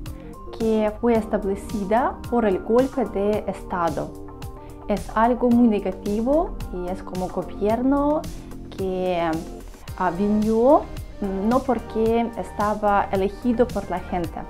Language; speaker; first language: Spanish; non-native, learner; Russian